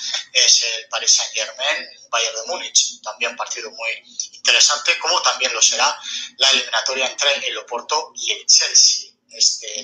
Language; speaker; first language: Spanish; native; Spanish